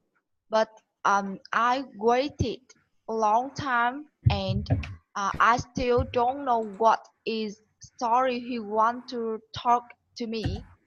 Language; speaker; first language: English; non-native, learner; Vietnamese